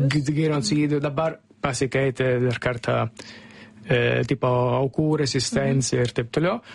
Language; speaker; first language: Lithuanian; non-native, fluent; Italian